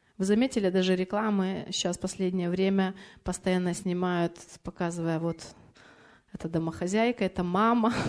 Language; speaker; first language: Russian; non-native, fluent; Lithuanian